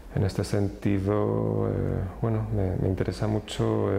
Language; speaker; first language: Spanish; native; Spanish